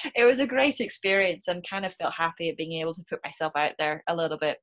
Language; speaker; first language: English; native; English